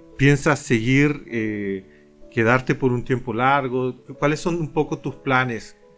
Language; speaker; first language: Spanish; native; Spanish